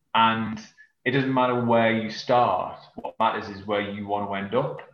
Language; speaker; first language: English; native; English